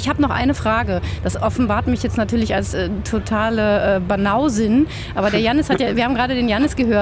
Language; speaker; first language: German; native; German